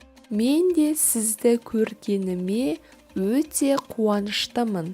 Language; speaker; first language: Kazakh; native; Kazakh